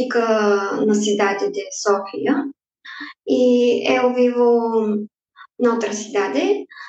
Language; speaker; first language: Portuguese; non-native, fluent; Bulgarian